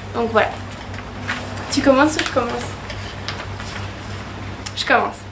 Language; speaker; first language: French; native; French